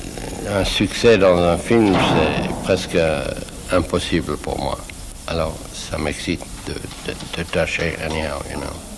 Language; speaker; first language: French; non-native, fluent; Swiss German